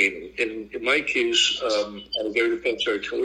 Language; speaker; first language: English; native; English